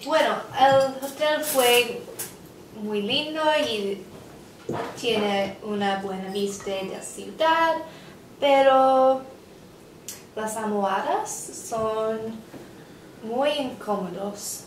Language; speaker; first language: Spanish; non-native, learner; English